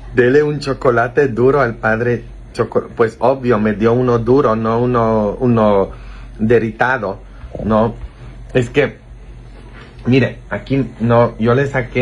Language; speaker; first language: Spanish; non-native, fluent; Polish